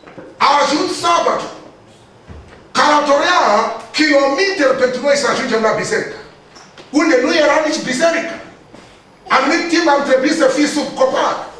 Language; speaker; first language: Romanian; non-native, learner; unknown